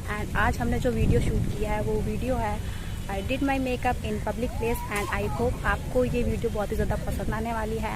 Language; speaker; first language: Hindi; native; Hindi